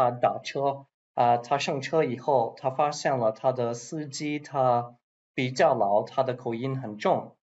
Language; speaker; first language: Chinese; non-native, learner; English